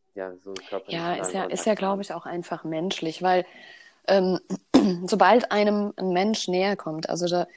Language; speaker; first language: German; native; German